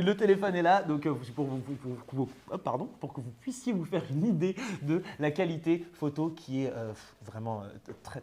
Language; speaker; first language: French; native; French